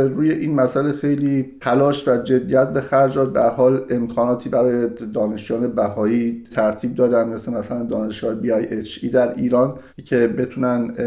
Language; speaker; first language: Persian; native; Persian